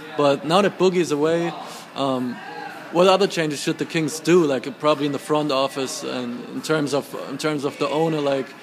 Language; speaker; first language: English; non-native, fluent; German